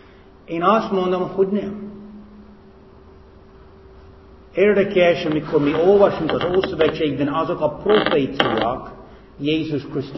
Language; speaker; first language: Hungarian; non-native, fluent; English